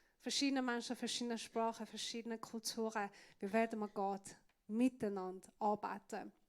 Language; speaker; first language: German; non-native, fluent; Persian